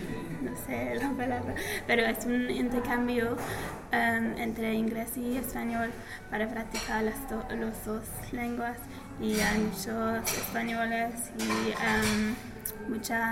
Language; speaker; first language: Spanish; non-native, learner; English